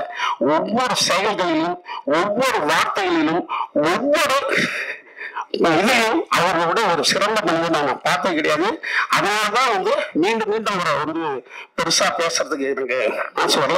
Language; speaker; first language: Tamil; native; Tamil